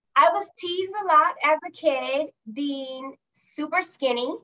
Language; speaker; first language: English; native; English